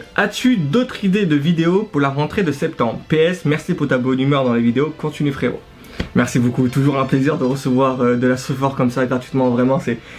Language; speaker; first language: French; early bilingual, other home language; Arabic